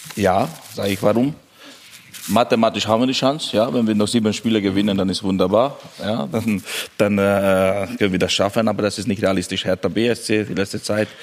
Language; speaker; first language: German; non-native, fluent; Hungarian